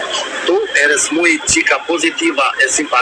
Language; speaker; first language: Spanish; non-native, learner; Albanian